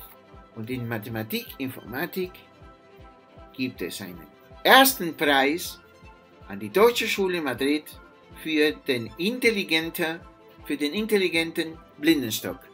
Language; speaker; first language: German; non-native, fluent; Spanish